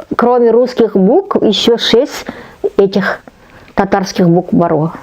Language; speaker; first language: Russian; non-native, local second language; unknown